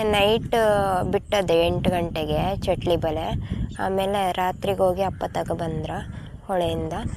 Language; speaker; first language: Kannada; non-native, local second language; Konkani